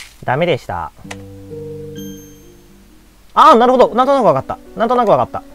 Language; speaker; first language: Japanese; native; Japanese